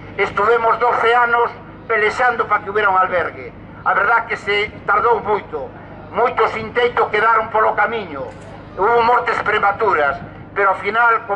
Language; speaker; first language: Galician; non-native, local second language; Spanish